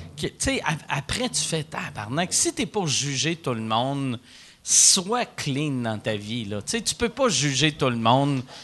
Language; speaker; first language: French; native; French